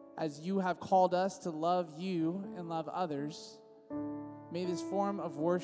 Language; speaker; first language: English; native; English